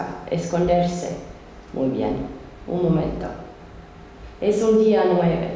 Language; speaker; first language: Spanish; non-native, learner; Finnish